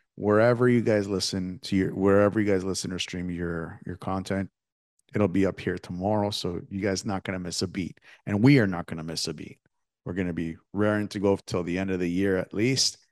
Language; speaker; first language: English; native; English